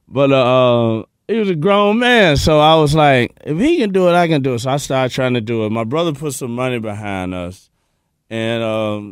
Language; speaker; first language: English; native; English